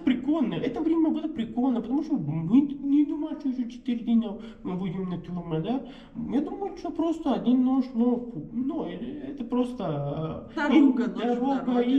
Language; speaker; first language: Russian; non-native, learner; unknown